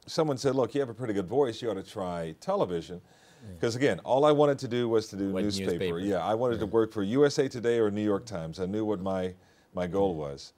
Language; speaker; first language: English; native; English